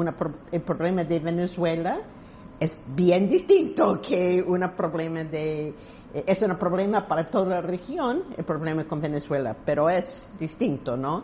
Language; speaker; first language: Spanish; non-native, fluent; English